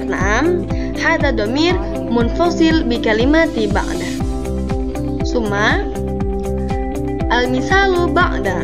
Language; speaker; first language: Arabic; non-native, learner; Indonesian